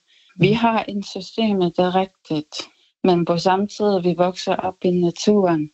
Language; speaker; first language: Danish; non-native, local second language; Kalaallisut